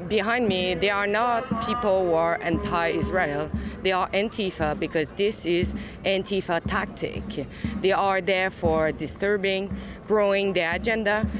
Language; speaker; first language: English; non-native, fluent; French